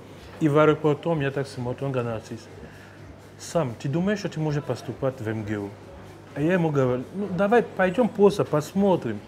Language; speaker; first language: Russian; non-native, fluent; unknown